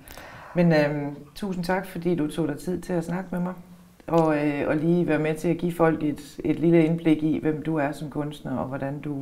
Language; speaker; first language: Danish; native; Danish